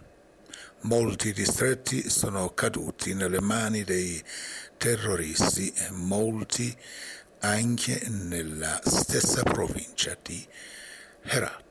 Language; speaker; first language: Italian; non-native, fluent; Persian